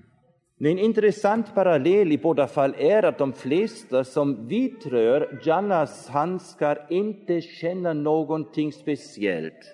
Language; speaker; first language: Swedish; non-native, fluent; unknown